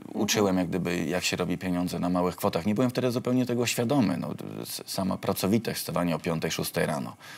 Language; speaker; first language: Polish; native; Polish